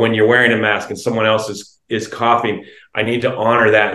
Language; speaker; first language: English; native; English